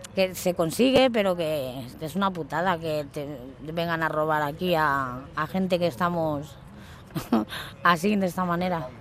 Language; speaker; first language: Spanish; native; Spanish